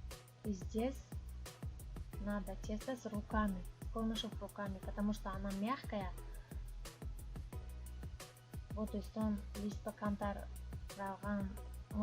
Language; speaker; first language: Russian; non-native, fluent; Tajik